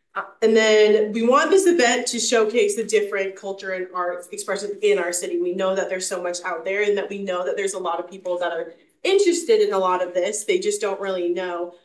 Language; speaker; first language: English; native; English